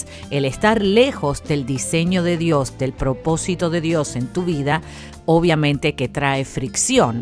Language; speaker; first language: Spanish; native; Spanish